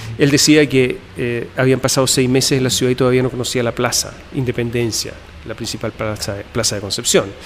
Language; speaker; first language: Spanish; native; Spanish